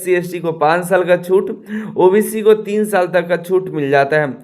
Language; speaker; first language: Hindi; native; Hindi